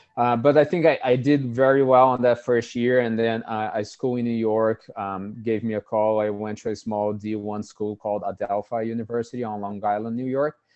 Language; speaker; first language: English; non-native, fluent; Portuguese